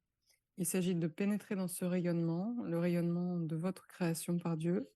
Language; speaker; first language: French; native; French